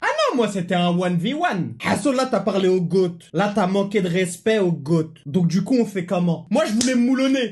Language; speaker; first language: French; native; French